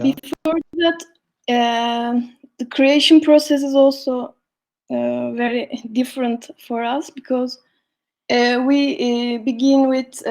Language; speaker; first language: English; non-native, learner; Turkish